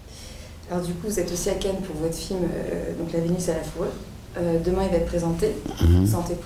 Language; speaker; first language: French; native; French